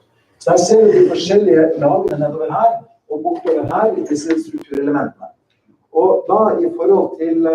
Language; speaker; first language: Norwegian; native; Norwegian